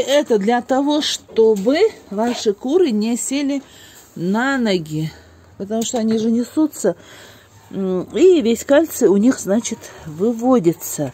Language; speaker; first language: Russian; non-native, local second language; Ingush